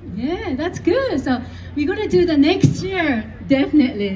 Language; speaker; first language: English; non-native, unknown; Japanese